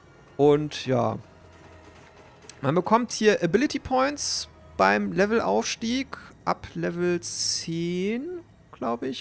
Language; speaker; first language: German; native; German